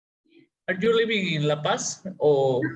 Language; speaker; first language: English; non-native, learner; Spanish